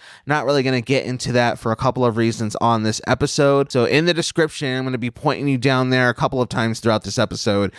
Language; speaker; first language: English; native; English